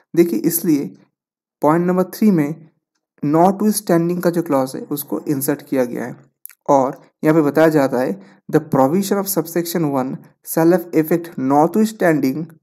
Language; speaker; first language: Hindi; non-native, local second language; Bangla